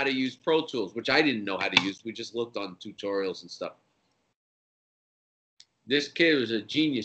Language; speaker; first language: English; native; English